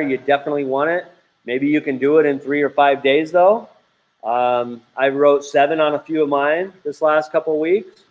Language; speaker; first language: English; native; English